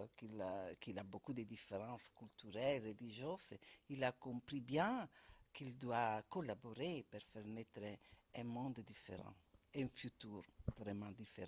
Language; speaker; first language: French; non-native, fluent; Italian